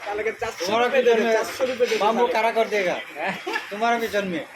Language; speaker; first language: Hindi; non-native, learner; Bangla